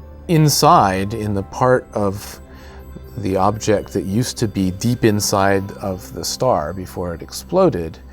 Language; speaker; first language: English; native; English